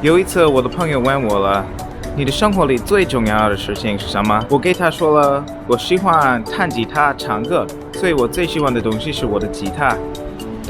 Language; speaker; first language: Chinese; non-native, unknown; English